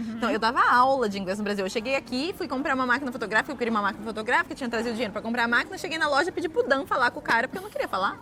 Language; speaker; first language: Portuguese; native; Portuguese